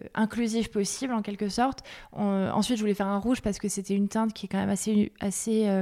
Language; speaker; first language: French; native; French